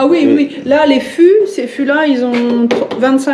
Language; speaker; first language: French; native; French